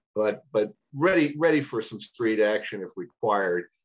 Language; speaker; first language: English; native; English